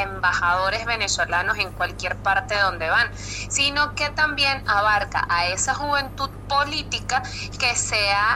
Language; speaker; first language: Spanish; native; Spanish